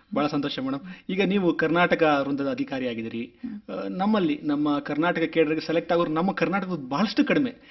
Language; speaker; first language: Kannada; native; Kannada